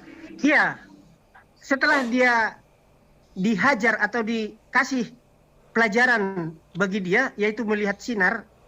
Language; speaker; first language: Indonesian; native; Indonesian